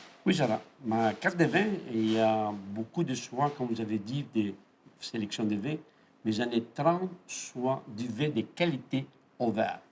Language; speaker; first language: French; non-native, fluent; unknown